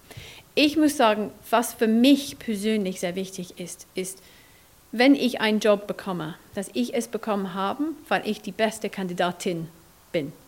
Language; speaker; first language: German; non-native, fluent; English